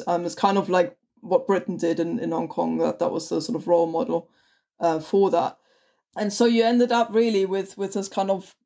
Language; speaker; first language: English; non-native, fluent; German